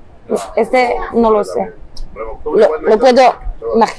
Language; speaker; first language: Spanish; non-native, fluent; French